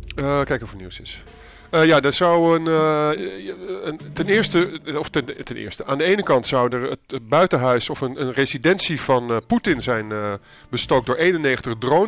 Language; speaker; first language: Dutch; native; Dutch